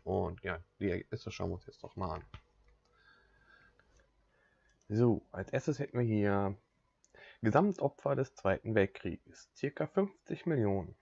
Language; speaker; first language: German; native; German